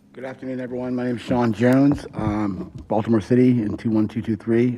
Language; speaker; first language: English; native; English